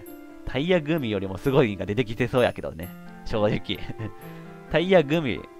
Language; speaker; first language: Japanese; native; Japanese